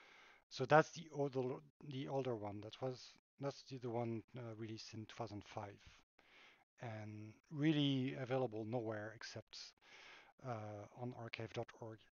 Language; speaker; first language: English; non-native, fluent; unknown